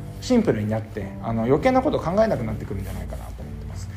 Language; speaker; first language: Japanese; native; Japanese